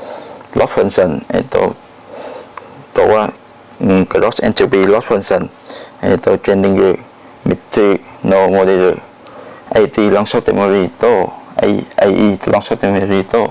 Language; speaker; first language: Japanese; non-native, learner; Thai